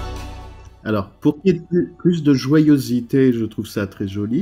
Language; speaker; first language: French; native; French